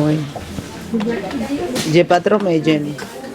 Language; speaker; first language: French; non-native, fluent; Spanish